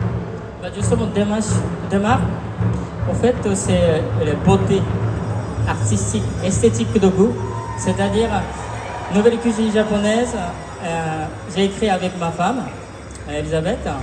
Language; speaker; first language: French; non-native, fluent; Japanese